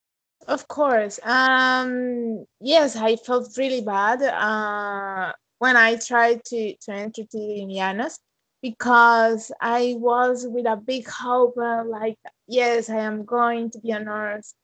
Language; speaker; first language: English; non-native, fluent; Spanish